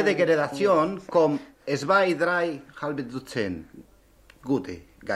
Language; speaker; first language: German; non-native, learner; Spanish